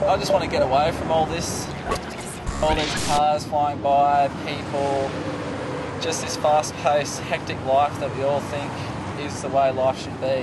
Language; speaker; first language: English; native; English